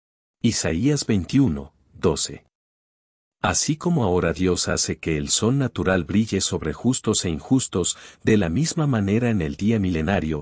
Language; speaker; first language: Spanish; native; Spanish